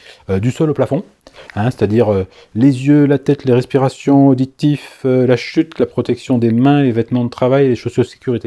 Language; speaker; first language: French; native; French